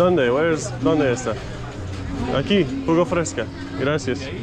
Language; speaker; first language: Spanish; non-native, learner; English